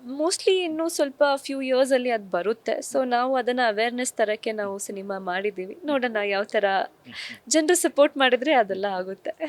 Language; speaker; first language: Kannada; non-native, local second language; Kodava